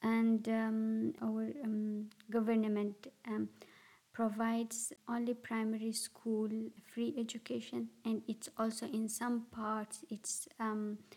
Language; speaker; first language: English; non-native, local second language; Pashto